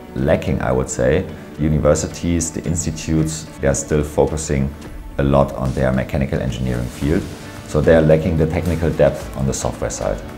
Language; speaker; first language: English; non-native, fluent; German